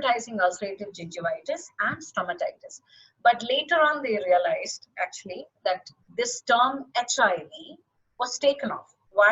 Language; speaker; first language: English; non-native, local second language; Malayalam